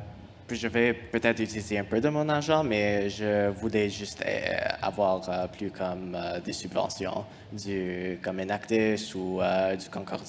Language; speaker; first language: French; non-native, fluent; English